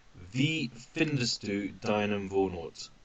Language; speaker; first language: German; non-native, fluent; English